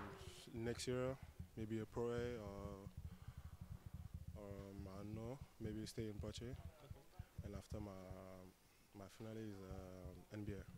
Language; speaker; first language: English; non-native, learner; French